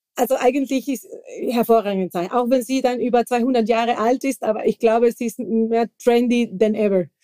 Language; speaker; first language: German; non-native, fluent; Spanish